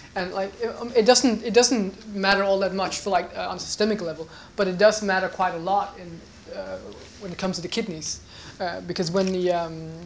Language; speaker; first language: English; non-native, fluent; Danish